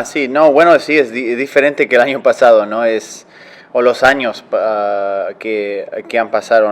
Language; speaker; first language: Spanish; early bilingual, heritage; Spanish